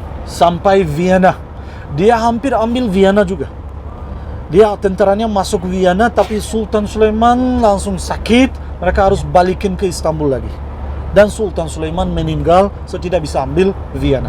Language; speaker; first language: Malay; non-native, fluent; Turkish